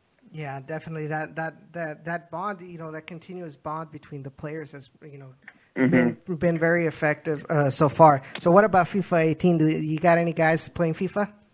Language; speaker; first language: English; early bilingual, other home language; Spanish